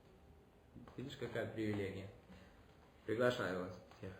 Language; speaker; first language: Russian; early bilingual, heritage; Russian